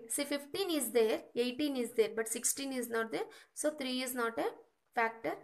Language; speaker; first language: English; non-native, local second language; Kannada